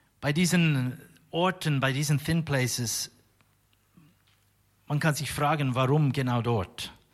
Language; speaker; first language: German; native; German